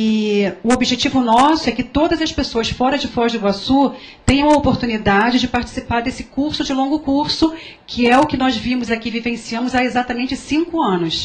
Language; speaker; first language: Portuguese; native; Portuguese